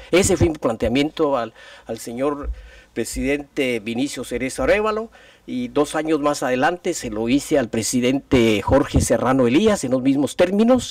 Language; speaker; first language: Spanish; native; Spanish